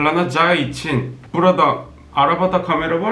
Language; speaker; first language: Turkish; non-native, learner; Korean